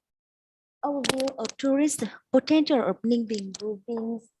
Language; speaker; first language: English; non-native, learner; Vietnamese